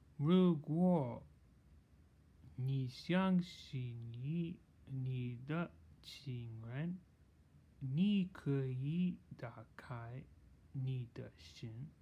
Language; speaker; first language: Chinese; non-native, learner; English